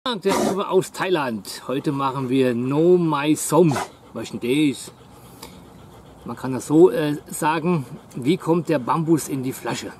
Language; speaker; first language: German; native; German